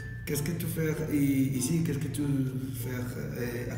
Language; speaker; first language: French; non-native, learner; Spanish